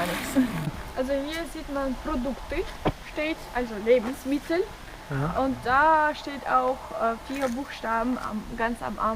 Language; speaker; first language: German; non-native, fluent; Russian